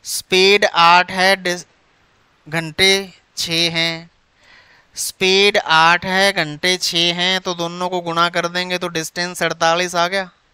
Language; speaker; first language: Hindi; non-native, local second language; Punjabi